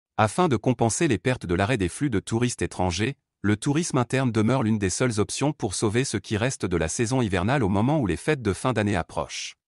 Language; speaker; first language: French; non-native, local second language; Arabic